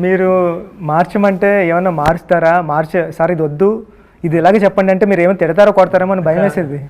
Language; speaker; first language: Telugu; native; Telugu